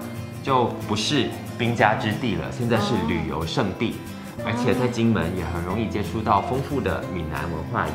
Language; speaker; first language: Chinese; native; Chinese